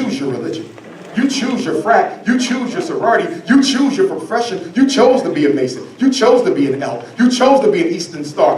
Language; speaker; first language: English; native; English